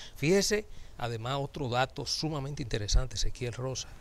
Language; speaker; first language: Spanish; native; Spanish